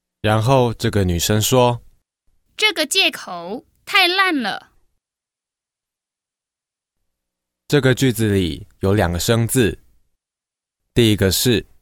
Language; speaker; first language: Chinese; non-native, fluent; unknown